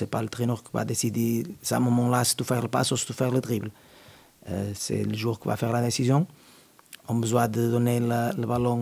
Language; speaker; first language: French; non-native, learner; Portuguese